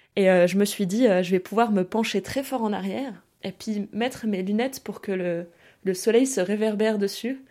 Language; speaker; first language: French; early bilingual, other home language; German